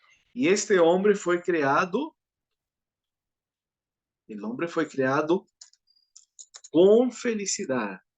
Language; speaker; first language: Portuguese; non-native, learner; Spanish